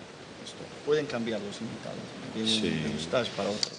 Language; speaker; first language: Spanish; non-native, fluent; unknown